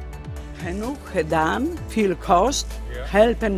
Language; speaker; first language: Dutch; non-native, learner; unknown